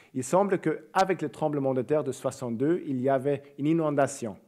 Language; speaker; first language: French; native; French